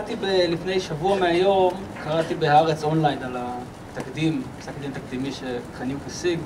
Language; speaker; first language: Hebrew; native; Hebrew